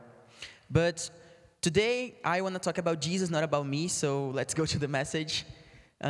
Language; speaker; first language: English; non-native, fluent; Portuguese